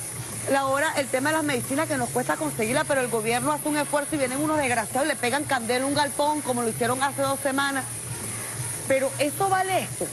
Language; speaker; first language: Spanish; native; Spanish